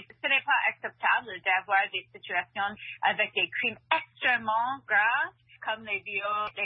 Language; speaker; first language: French; non-native, fluent; English